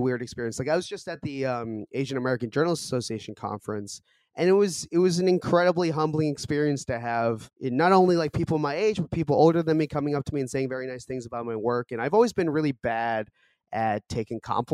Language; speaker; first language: English; early bilingual, other home language; Korean